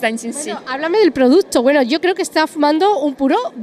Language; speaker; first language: Spanish; native; Spanish